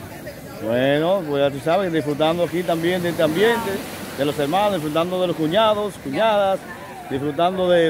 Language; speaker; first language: Spanish; native; Spanish